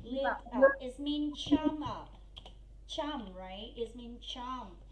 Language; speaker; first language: English; non-native, fluent; Vietnamese